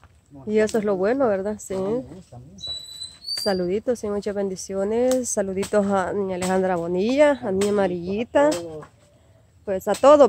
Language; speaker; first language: Spanish; native; Spanish